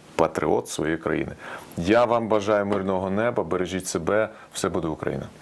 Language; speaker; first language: Ukrainian; non-native, local second language; Russian